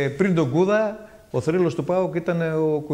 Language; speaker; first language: Greek; native; Greek